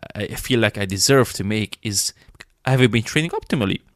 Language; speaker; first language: English; non-native, fluent; Romanian